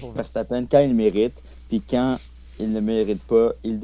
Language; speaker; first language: French; native; French